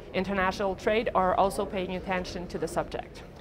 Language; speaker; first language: English; non-native, fluent; French